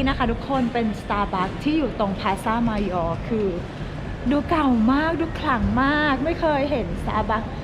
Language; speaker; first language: Thai; native; Thai